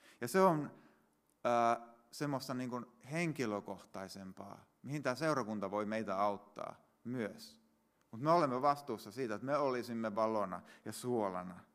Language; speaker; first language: Finnish; native; Finnish